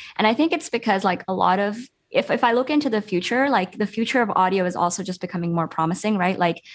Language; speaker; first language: English; early bilingual, other home language; Urdu